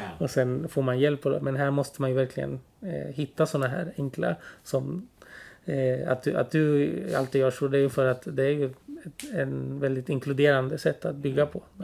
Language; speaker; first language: Swedish; early bilingual, other home language; Spanish